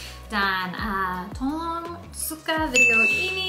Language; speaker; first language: Indonesian; non-native, learner; English